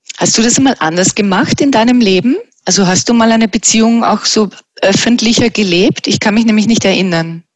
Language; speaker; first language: German; native; German